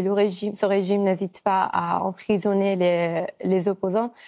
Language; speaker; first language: French; non-native, fluent; Persian